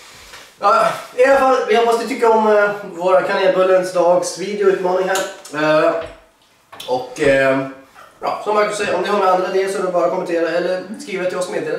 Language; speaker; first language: Swedish; native; Swedish